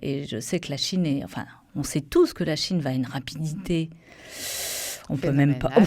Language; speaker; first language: French; native; French